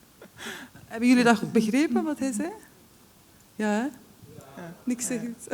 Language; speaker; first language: Dutch; non-native, fluent; Kurdish